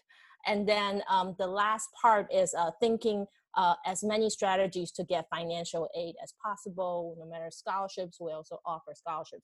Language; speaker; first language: English; non-native, fluent; Chinese